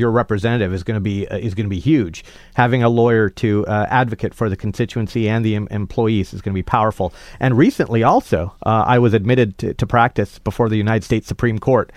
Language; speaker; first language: English; native; English